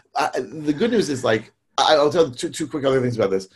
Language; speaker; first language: English; native; English